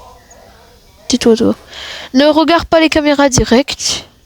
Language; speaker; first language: French; native; French